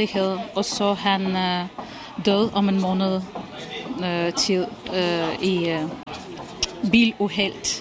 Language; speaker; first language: Danish; non-native, fluent; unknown